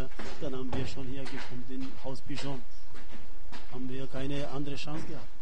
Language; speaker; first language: German; non-native, learner; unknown